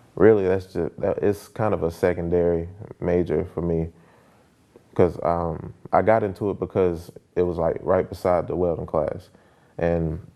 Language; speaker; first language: English; native; English